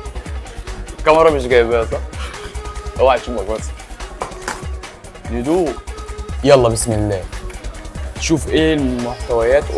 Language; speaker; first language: Arabic; native; Arabic